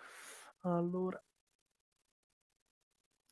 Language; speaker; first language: Italian; native; Italian